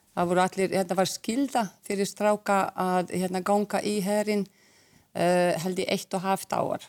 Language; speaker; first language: Icelandic; non-native, fluent; Hungarian